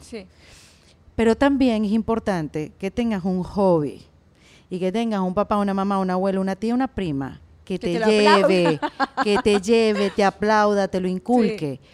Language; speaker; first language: Spanish; native; Spanish